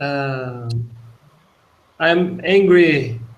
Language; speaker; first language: English; non-native, learner; Turkish